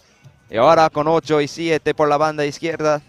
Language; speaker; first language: Spanish; non-native, fluent; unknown